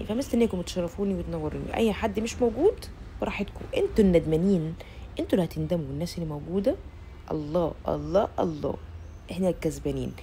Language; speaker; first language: Arabic; native; Arabic